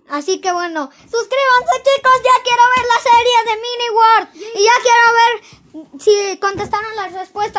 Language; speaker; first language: Spanish; native; Spanish